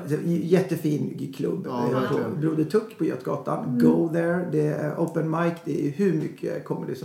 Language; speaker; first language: Swedish; native; Swedish